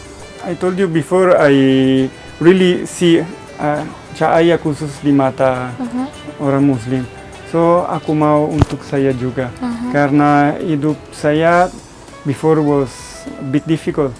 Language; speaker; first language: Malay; non-native, learner; Italian